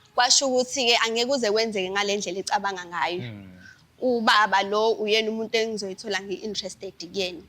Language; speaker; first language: Zulu; native; Zulu